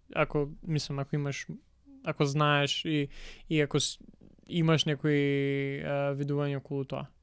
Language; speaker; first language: Macedonian; native; Macedonian